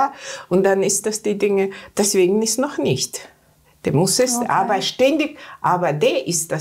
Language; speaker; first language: German; non-native, learner; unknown